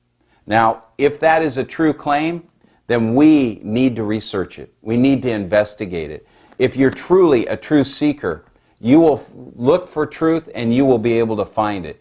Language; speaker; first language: English; native; English